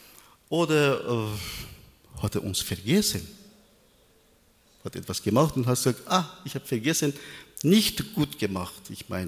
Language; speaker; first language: German; non-native, learner; Persian